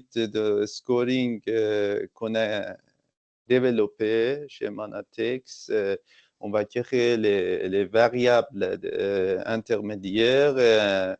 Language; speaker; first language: French; non-native, fluent; Persian